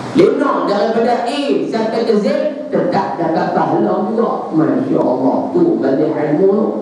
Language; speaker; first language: Malay; native; Malay